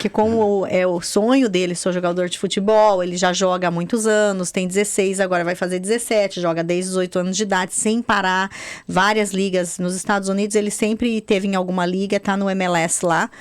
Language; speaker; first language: Portuguese; native; Portuguese